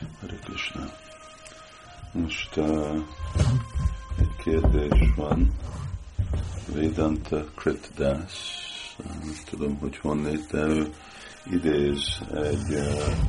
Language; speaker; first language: Hungarian; early bilingual, heritage; Hungarian